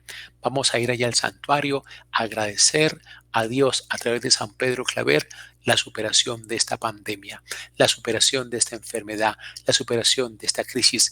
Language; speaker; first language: Spanish; native; Spanish